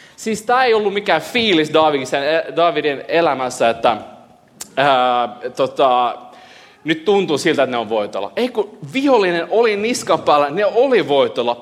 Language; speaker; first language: Finnish; early bilingual, heritage; Finnish